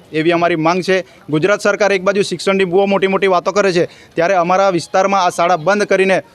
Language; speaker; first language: Gujarati; non-native, local second language; Bhili